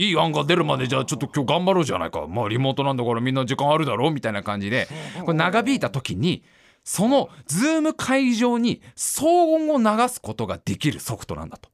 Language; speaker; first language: Japanese; native; Japanese